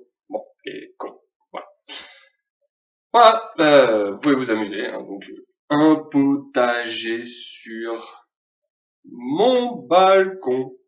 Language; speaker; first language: French; native; French